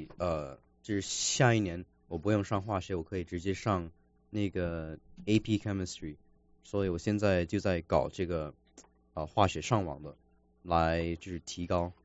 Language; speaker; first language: Chinese; early bilingual, other home language; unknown